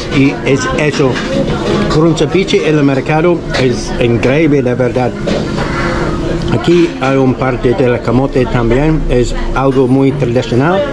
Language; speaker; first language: Spanish; non-native, learner; English